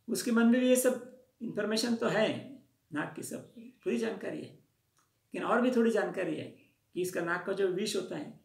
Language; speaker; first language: Hindi; non-native, local second language; Marathi